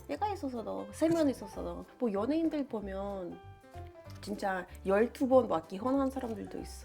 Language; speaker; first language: Korean; non-native, fluent; Ukrainian